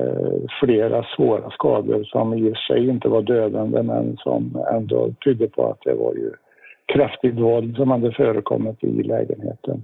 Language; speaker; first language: Swedish; native; Swedish